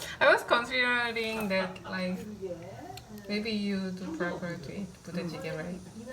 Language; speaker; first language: English; non-native, fluent; Korean